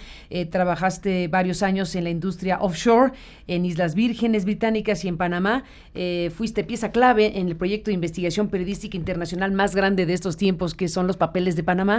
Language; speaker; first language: Spanish; native; Spanish